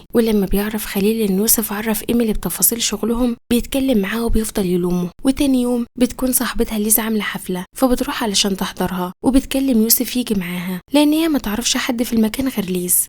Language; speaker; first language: Arabic; native; Arabic